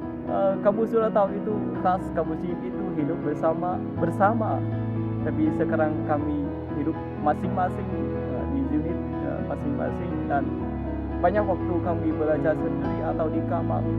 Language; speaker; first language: Indonesian; non-native, learner; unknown